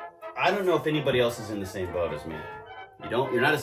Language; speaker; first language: English; native; English